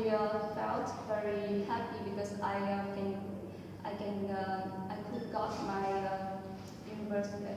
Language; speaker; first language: English; non-native, fluent; Vietnamese